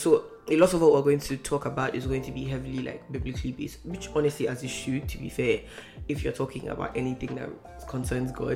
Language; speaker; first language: English; non-native, local second language; Hausa